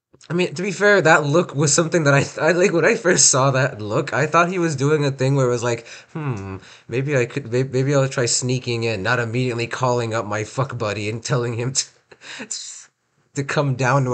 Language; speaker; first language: English; native; English